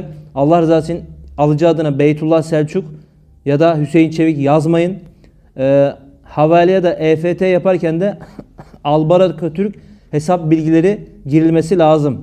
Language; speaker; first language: Turkish; native; Turkish